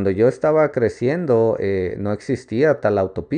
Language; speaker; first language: Spanish; native; Spanish